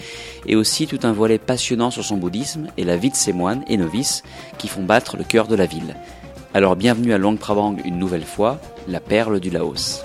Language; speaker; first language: French; native; French